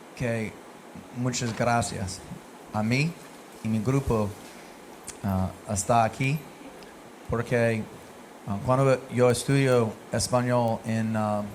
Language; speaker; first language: Spanish; non-native, learner; English